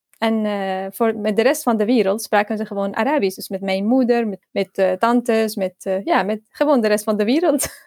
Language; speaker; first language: Dutch; non-native, fluent; Arabic